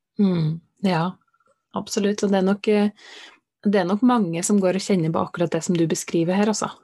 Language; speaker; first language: Norwegian; native; Norwegian